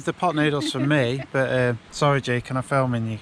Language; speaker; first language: English; native; English